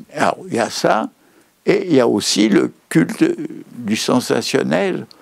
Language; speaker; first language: French; native; French